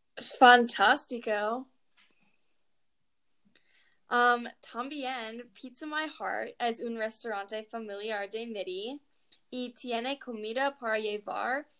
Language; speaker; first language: Spanish; non-native, learner; English